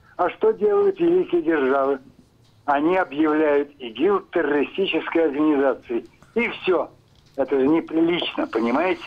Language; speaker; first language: Russian; native; Russian